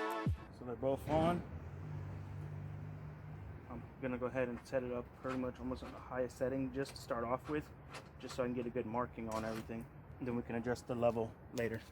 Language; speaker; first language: English; native; English